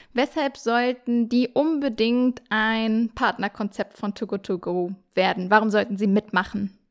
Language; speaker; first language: German; native; German